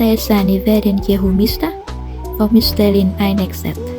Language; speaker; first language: Finnish; non-native, learner; Vietnamese